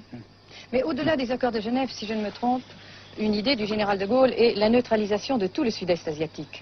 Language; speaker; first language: French; native; French